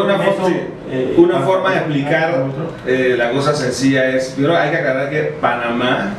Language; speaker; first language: Spanish; native; Spanish